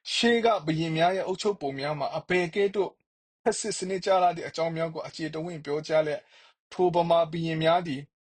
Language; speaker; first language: Burmese; non-native, local second language; Kachin